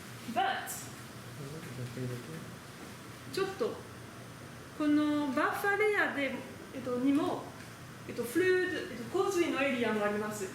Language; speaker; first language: Japanese; non-native, learner; French